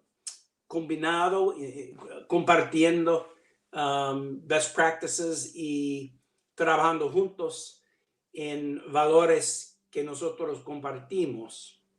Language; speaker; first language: Spanish; non-native, learner; English